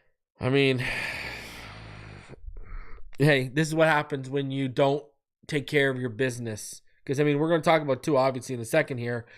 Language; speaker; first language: English; native; English